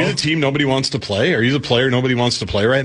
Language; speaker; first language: English; native; English